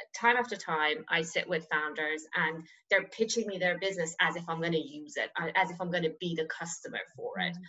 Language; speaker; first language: English; non-native, fluent; Persian